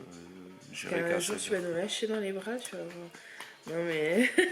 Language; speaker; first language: French; native; French